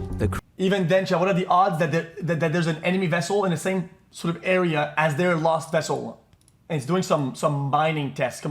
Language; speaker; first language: English; non-native, local second language; French